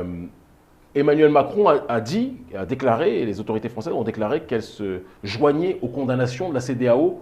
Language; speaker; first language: French; native; French